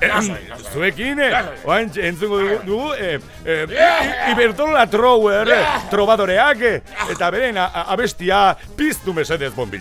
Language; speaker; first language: Basque; native; Basque